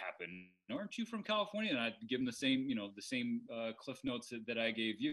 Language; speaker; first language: English; native; English